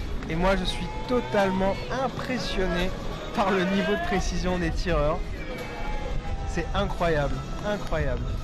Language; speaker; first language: French; native; French